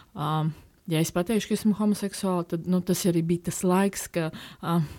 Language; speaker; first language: Latvian; native; Latvian